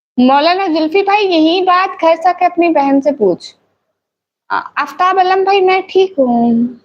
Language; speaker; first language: Urdu; non-native, local second language; Punjabi